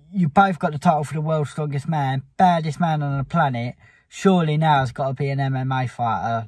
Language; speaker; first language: English; native; English